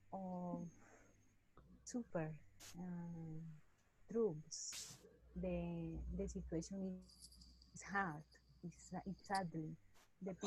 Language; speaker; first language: English; non-native, learner; Spanish